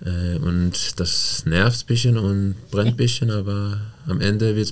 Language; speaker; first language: German; non-native, fluent; Danish